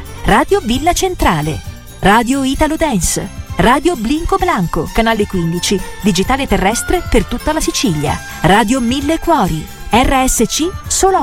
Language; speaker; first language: Italian; native; Italian